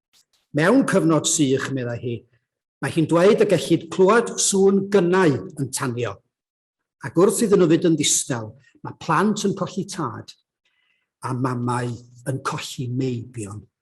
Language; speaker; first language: Welsh; native; Welsh